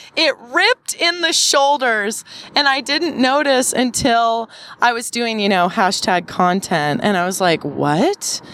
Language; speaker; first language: English; native; English